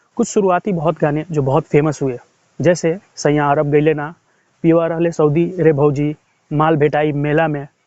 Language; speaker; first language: Hindi; native; Hindi